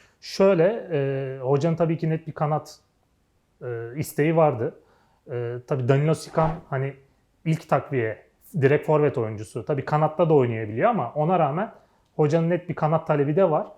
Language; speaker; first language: Turkish; native; Turkish